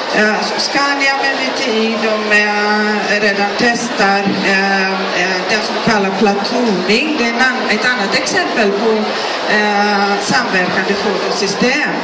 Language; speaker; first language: Swedish; non-native, fluent; Greek